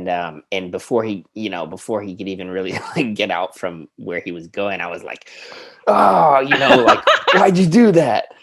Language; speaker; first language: English; native; English